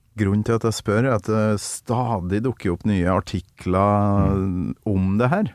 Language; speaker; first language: Norwegian; native; Norwegian